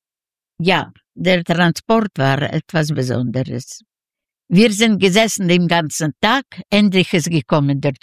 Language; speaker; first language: German; non-native, learner; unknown